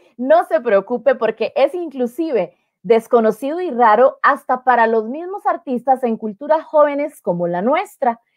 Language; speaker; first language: Spanish; native; Spanish